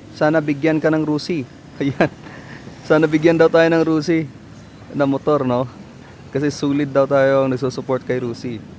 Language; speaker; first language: Filipino; non-native, local second language; Cebuano